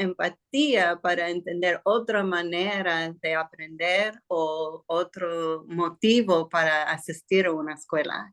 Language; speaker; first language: Spanish; non-native, fluent; English